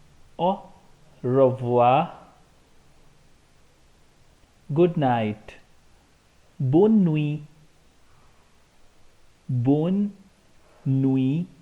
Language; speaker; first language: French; non-native, fluent; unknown